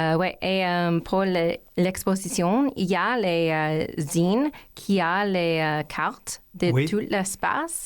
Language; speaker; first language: French; non-native, learner; English